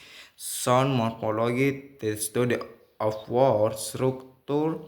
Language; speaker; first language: English; non-native, learner; Indonesian